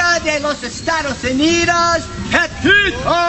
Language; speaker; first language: Spanish; non-native, learner; English